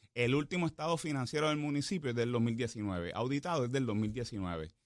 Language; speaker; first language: Spanish; native; Spanish